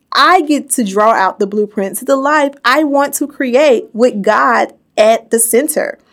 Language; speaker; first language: English; native; English